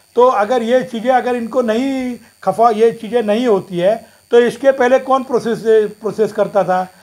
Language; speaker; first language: Hindi; non-native, local second language; Marathi